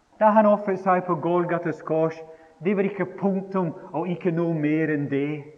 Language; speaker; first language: Norwegian; non-native, fluent; English